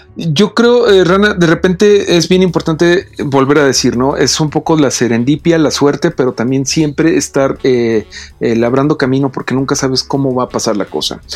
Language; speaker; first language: Spanish; native; Spanish